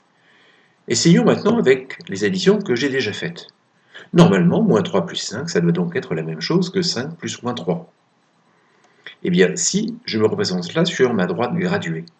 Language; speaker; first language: French; native; French